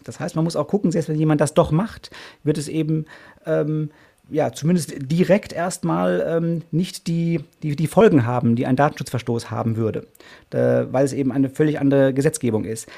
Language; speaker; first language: German; native; German